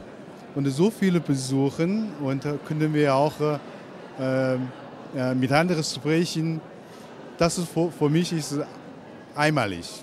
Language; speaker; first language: German; non-native, learner; Chinese